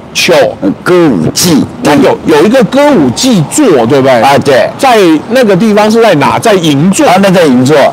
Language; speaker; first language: Chinese; native; Chinese